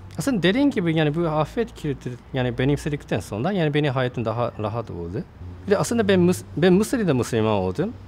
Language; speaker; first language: Turkish; non-native, fluent; Japanese